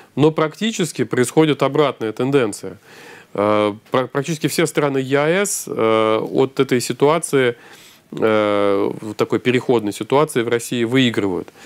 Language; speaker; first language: Russian; native; Russian